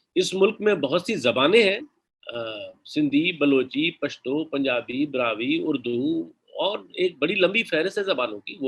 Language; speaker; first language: Urdu; non-native, local second language; Sindhi